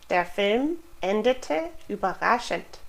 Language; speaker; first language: German; non-native, fluent; English